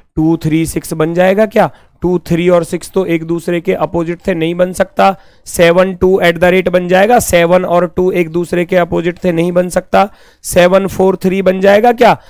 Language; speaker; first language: Hindi; native; Hindi